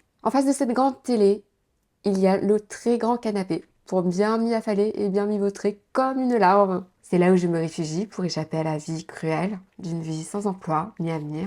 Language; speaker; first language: French; native; French